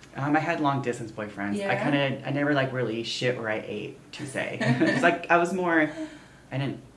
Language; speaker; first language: English; native; English